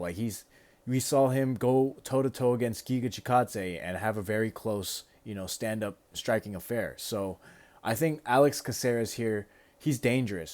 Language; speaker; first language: English; native; English